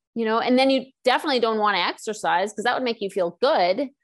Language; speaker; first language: English; native; English